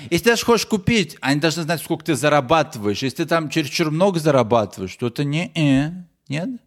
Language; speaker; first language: Russian; early bilingual, heritage; Russian